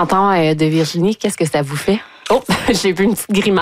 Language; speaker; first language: French; native; French